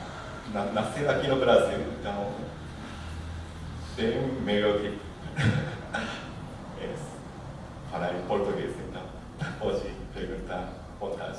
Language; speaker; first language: Portuguese; non-native, learner; Japanese